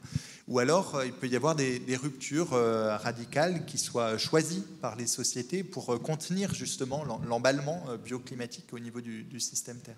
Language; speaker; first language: French; native; French